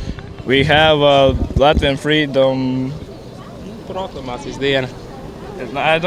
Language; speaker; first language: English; non-native, learner; Latvian